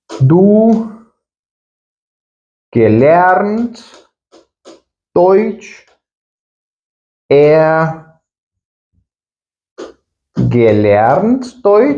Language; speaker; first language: German; non-native, fluent; Ukrainian